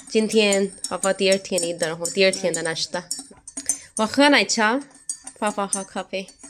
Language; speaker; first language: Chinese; non-native, learner; Urdu